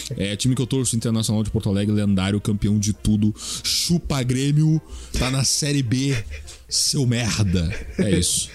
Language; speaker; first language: Portuguese; native; Portuguese